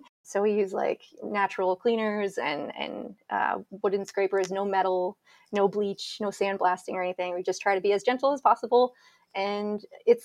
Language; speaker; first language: English; native; English